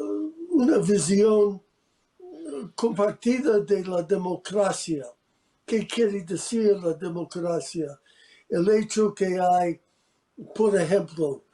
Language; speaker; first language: Spanish; non-native, fluent; English